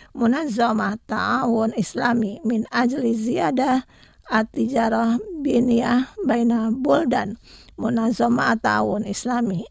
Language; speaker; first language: Arabic; non-native, fluent; Indonesian